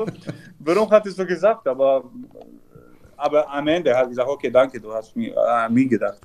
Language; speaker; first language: German; non-native, learner; Serbian